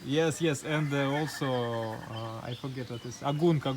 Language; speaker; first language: English; non-native, learner; Russian